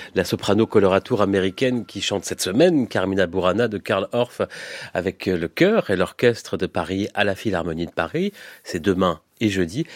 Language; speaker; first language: French; native; French